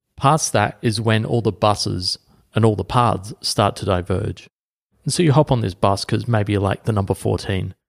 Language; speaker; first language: English; native; English